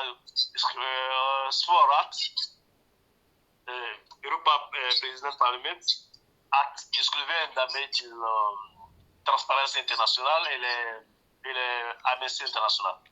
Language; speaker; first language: Swedish; non-native, learner; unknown